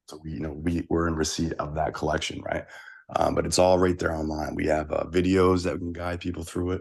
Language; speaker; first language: English; native; English